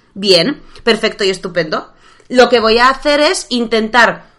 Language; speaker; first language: Spanish; non-native, fluent; Polish